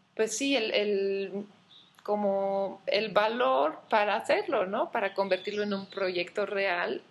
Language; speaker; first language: Spanish; non-native, fluent; Dutch